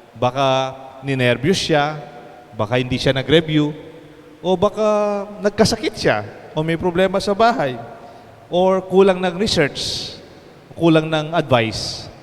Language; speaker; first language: Filipino; non-native, local second language; Pampanga